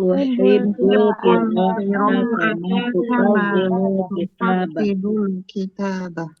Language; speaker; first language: Arabic; non-native, learner; Indonesian